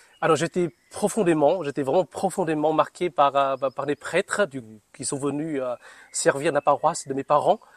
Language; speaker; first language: French; non-native, fluent; Vietnamese